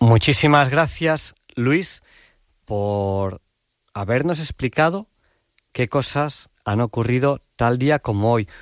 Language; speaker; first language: Spanish; native; Spanish